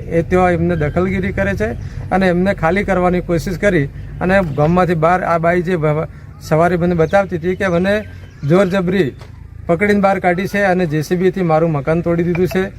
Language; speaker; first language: Gujarati; native; Gujarati